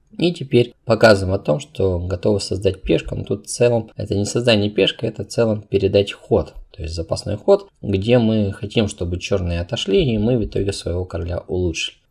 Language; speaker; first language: Russian; non-native, local second language; Uzbek